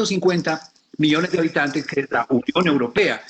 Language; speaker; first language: Spanish; native; Spanish